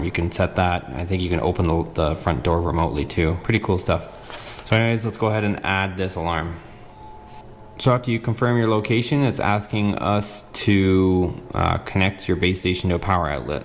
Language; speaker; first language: English; native; English